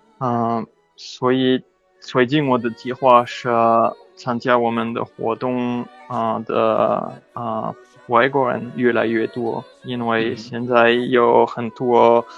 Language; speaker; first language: Chinese; non-native, learner; French